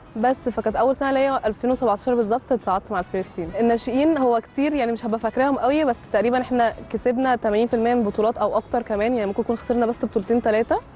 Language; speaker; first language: Arabic; native; Arabic